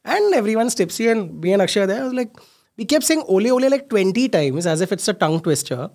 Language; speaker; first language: English; non-native, local second language; Hindi